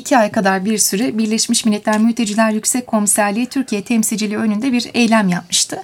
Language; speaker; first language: Turkish; native; Turkish